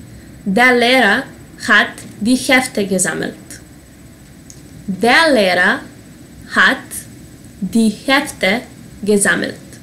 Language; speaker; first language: German; non-native, fluent; Serbian